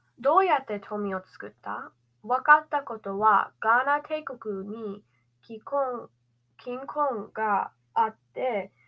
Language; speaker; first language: Japanese; non-native, learner; English